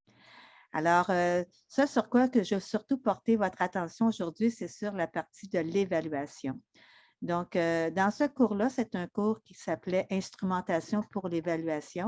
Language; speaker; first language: French; native; French